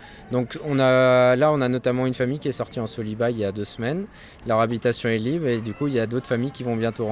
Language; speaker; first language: French; native; French